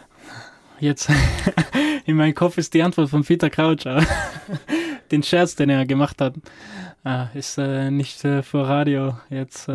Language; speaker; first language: German; non-native, fluent; Croatian